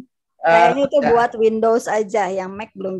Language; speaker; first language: Indonesian; native; Indonesian